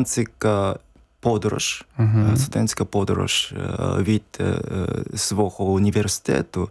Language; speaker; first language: Ukrainian; non-native, fluent; Japanese